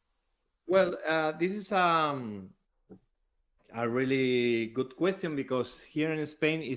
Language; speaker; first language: English; non-native, learner; Spanish